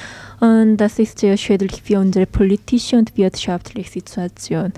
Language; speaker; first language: German; non-native, learner; Korean